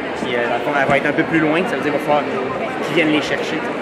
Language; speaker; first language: French; native; French